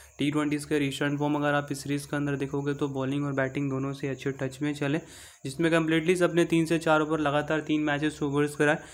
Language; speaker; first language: Hindi; native; Hindi